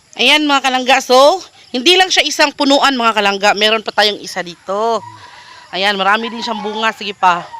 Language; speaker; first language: Filipino; native; Filipino